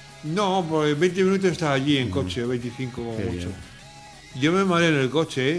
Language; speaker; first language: Spanish; native; Spanish